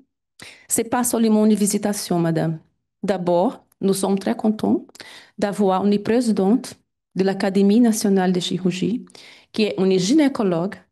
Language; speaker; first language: French; non-native, fluent; Portuguese